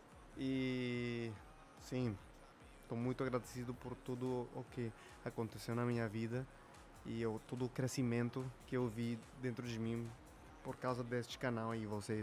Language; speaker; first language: Portuguese; non-native, fluent; Spanish